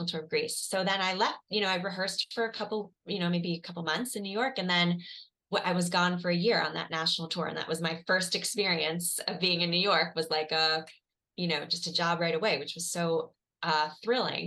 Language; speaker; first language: English; native; English